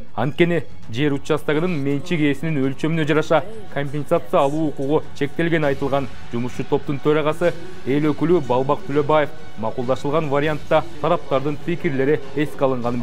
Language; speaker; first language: Kyrgyz; native; Kyrgyz